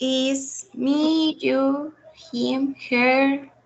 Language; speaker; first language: English; non-native, learner; Spanish